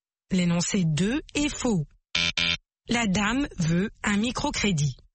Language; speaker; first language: French; native; French